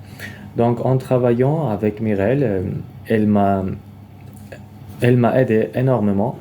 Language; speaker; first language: French; non-native, fluent; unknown